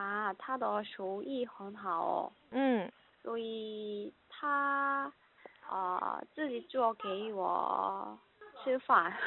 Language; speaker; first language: Chinese; non-native, learner; Korean